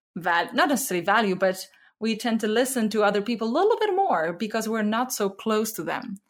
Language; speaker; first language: English; non-native, fluent; Czech